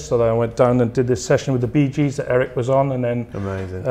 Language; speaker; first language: English; native; English